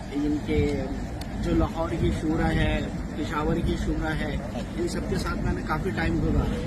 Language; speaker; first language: Urdu; native; Urdu